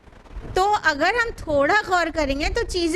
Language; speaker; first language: Urdu; native; Urdu